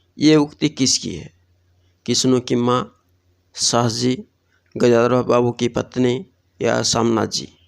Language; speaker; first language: Hindi; non-native, local second language; Odia